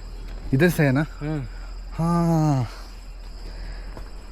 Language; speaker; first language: Hindi; non-native, local second language; Malayalam